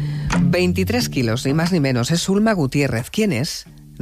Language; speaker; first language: Spanish; native; Spanish